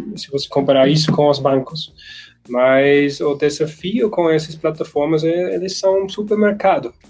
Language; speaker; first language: Portuguese; non-native, learner; German